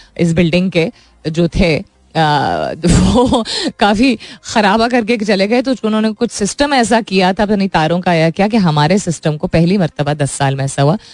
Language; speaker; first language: Urdu; native; Urdu